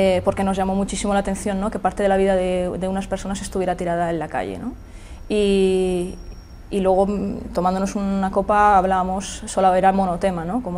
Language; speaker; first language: Spanish; native; Spanish